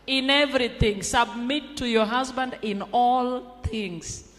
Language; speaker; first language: English; non-native, local second language; Swahili